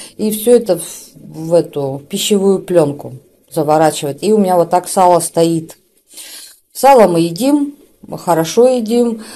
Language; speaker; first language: Russian; native; Russian